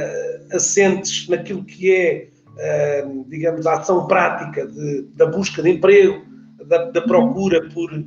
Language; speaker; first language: Portuguese; native; Portuguese